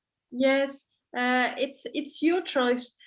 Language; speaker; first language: English; non-native, learner; French